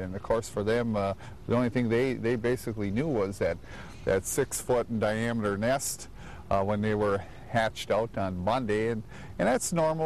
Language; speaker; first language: English; native; English